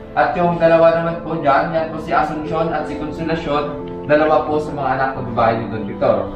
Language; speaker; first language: Filipino; non-native, local second language; Hiligaynon